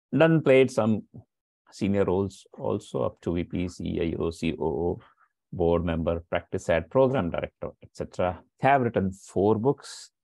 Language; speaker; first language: English; non-native, local second language; Hindi